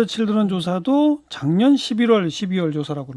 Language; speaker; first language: Korean; native; Korean